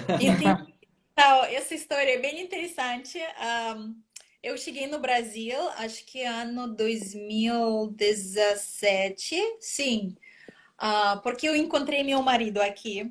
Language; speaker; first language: Portuguese; non-native, fluent; Russian